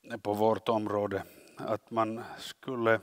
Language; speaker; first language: Swedish; non-native, local second language; Finnish